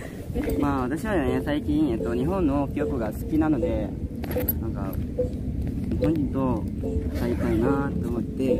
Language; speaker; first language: Japanese; non-native, learner; Indonesian